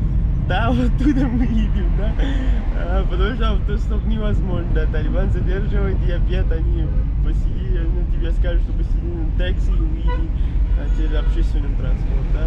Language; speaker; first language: Russian; non-native, learner; Pashto